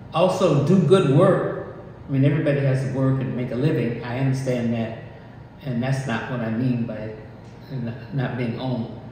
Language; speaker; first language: English; native; English